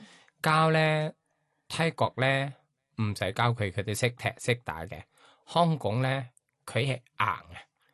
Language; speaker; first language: Cantonese; non-native, learner; Thai